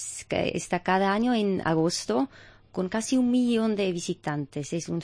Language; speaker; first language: Spanish; non-native, fluent; German